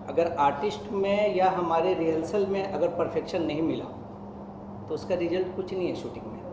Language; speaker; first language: Hindi; native; Hindi